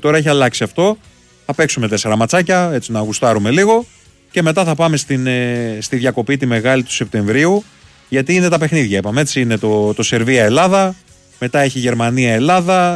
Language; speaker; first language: Greek; native; Greek